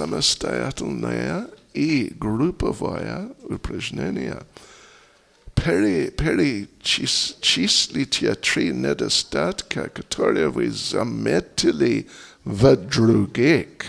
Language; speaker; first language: Russian; non-native, fluent; English